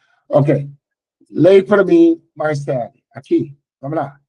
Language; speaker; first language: Portuguese; non-native, learner; English